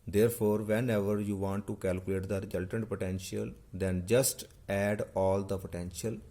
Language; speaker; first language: English; non-native, local second language; Punjabi